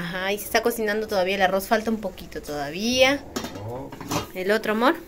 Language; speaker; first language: Spanish; native; Spanish